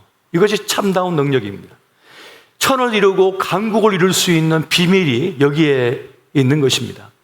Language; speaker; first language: Korean; native; Korean